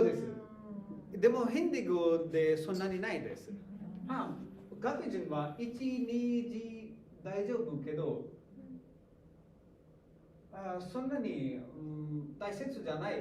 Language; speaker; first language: Japanese; non-native, learner; Hindi